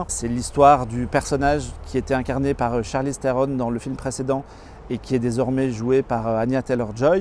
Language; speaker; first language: French; native; French